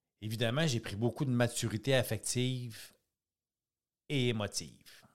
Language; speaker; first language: French; native; French